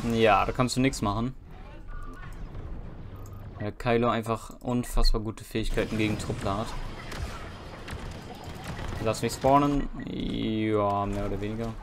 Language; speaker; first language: German; native; German